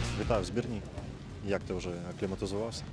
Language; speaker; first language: Ukrainian; native; Ukrainian